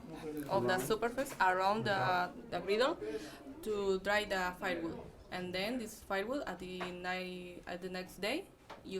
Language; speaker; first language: English; non-native, fluent; Spanish